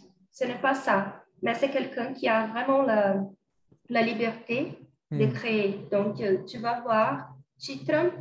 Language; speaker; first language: French; non-native, fluent; Portuguese